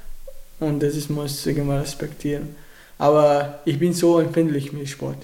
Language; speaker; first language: German; non-native, learner; Arabic